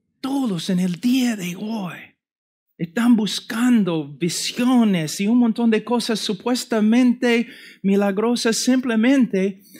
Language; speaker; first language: Spanish; non-native, fluent; English